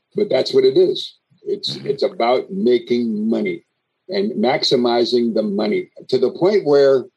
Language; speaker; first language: English; native; English